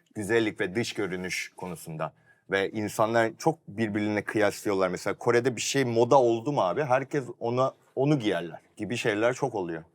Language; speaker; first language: Turkish; early bilingual, other home language; Korean